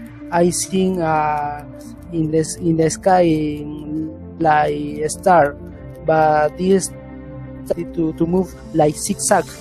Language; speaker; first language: English; non-native, learner; Spanish